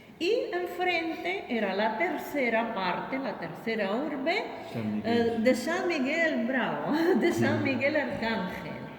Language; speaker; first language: Spanish; non-native, fluent; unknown